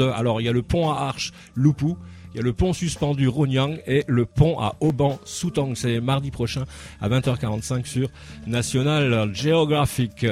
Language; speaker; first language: French; native; French